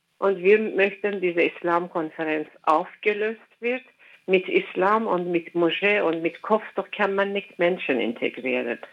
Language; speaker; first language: German; non-native, fluent; Persian